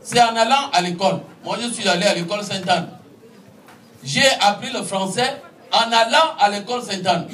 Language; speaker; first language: French; non-native, local second language; Fang